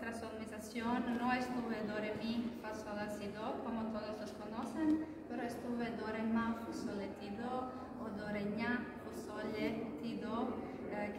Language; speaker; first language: Spanish; non-native, fluent; Croatian